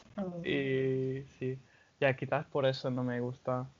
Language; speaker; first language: Spanish; non-native, fluent; English